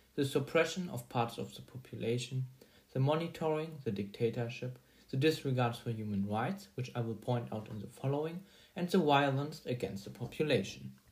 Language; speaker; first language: English; non-native, fluent; German